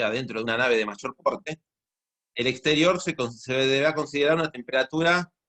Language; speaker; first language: Spanish; native; Spanish